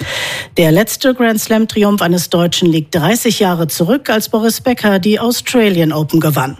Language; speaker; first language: German; native; German